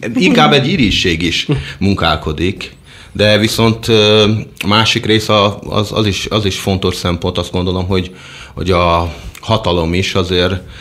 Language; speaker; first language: Hungarian; non-native, fluent; Portuguese